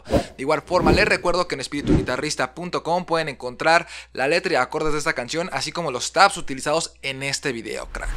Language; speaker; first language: Spanish; native; Spanish